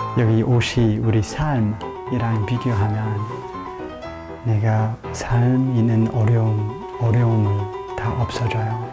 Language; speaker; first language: Korean; non-native, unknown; English